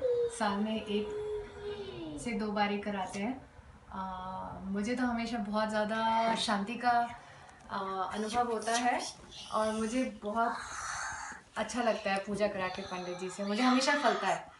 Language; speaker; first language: Hindi; native; Hindi